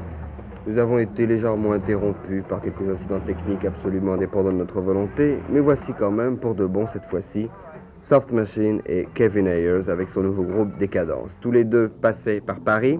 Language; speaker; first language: French; native; French